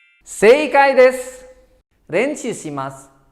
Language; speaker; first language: Japanese; non-native, fluent; Indonesian